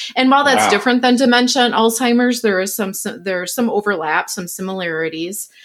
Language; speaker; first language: English; native; English